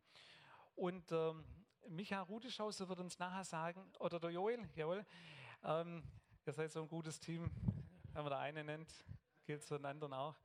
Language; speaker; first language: German; native; German